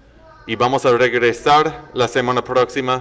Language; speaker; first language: Spanish; non-native, learner; English